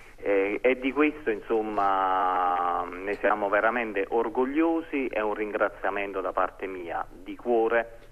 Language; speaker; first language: Italian; native; Italian